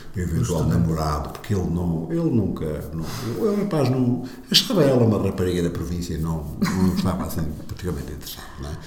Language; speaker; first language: Portuguese; native; Portuguese